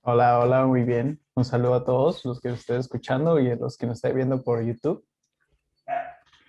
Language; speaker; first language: Spanish; native; Spanish